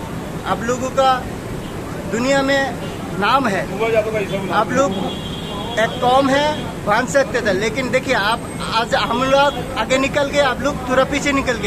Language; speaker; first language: Hindi; non-native, learner; Bangla